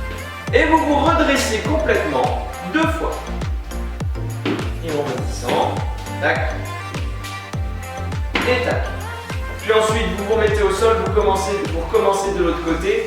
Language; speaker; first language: French; native; French